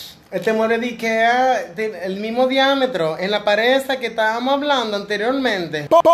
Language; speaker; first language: Spanish; early bilingual, heritage; Spanish